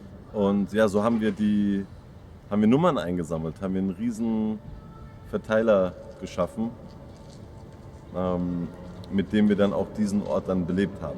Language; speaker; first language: German; native; German